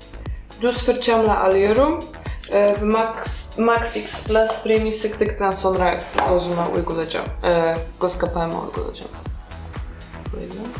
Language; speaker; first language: Turkish; non-native, fluent; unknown